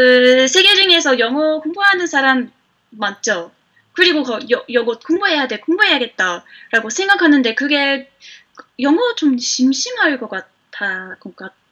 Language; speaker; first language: Korean; non-native, fluent; English